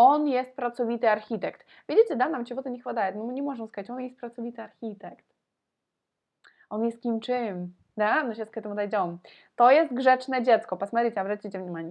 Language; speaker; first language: Polish; non-native, fluent; Russian